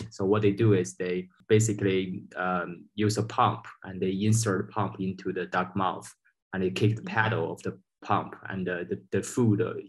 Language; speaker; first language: English; non-native, fluent; Chinese